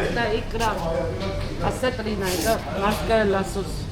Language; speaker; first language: Russian; non-native, learner; Georgian